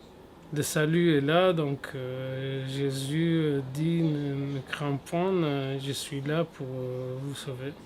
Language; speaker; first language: French; non-native, fluent; Armenian